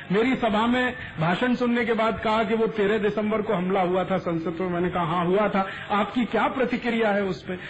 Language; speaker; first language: Hindi; native; Hindi